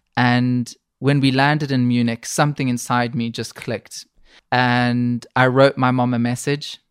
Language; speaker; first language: English; native; English